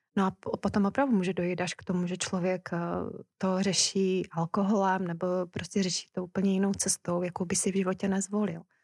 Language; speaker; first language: Czech; native; Czech